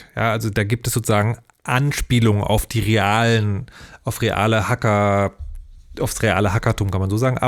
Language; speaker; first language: German; native; German